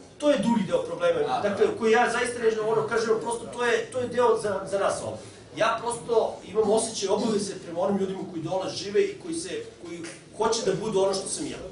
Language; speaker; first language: Serbian; native; Serbian